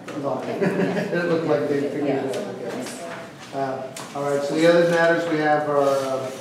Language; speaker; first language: English; native; English